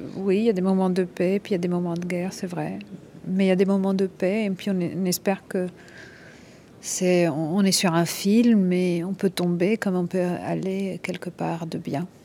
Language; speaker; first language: French; non-native, local second language; Arabic